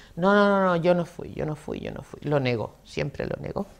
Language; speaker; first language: Spanish; native; Spanish